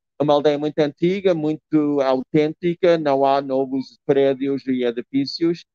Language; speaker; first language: Portuguese; non-native, fluent; English